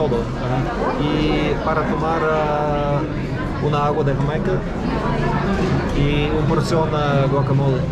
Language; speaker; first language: Spanish; non-native, learner; English